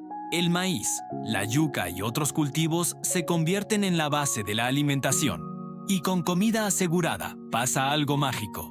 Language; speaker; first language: Spanish; native; Spanish